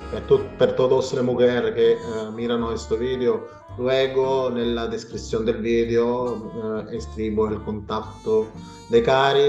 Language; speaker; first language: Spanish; non-native, learner; Italian